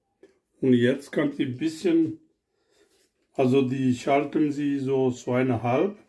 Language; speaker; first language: German; non-native, learner; Urdu